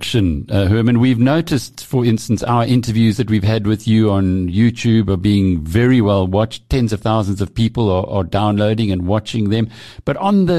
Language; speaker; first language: English; native; English